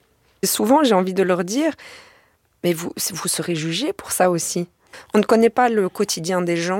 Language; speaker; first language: French; native; French